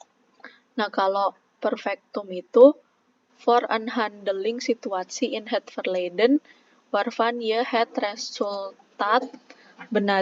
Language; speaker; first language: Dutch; non-native, fluent; Indonesian